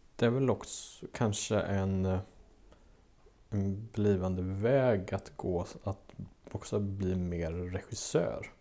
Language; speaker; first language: Swedish; native; Swedish